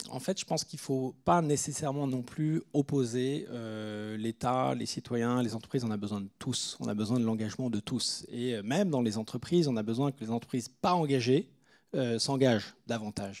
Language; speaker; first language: French; native; French